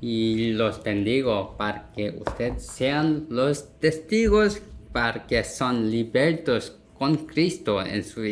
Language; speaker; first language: Spanish; non-native, learner; Korean